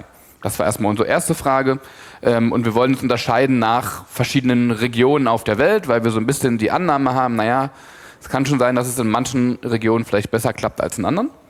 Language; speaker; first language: German; native; German